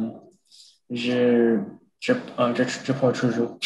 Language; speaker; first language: French; non-native, learner; English